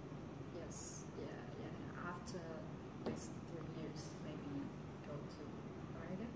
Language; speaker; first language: English; non-native, learner; Chinese